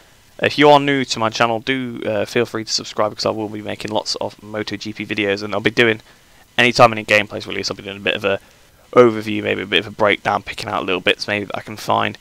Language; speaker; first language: English; native; English